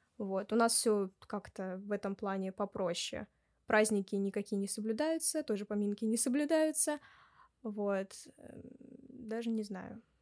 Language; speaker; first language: Russian; native; Russian